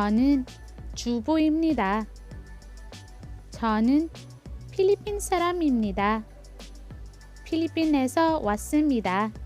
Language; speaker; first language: Korean; non-native, learner; Filipino